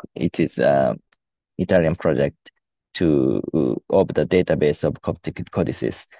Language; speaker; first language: English; non-native, fluent; Japanese